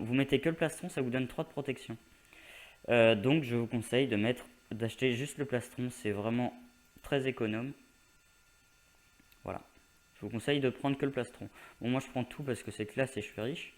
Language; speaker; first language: French; native; French